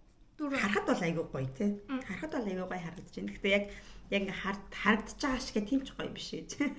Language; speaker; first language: Mongolian; native; Mongolian